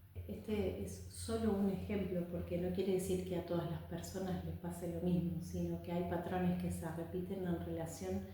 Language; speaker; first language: Spanish; native; Spanish